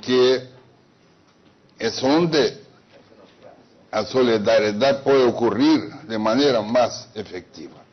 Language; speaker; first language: Spanish; non-native, fluent; Portuguese